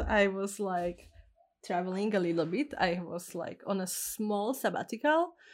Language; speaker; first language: English; non-native, fluent; Czech